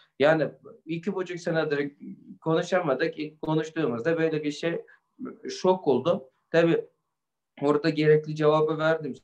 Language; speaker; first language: Turkish; non-native, fluent; Uyghur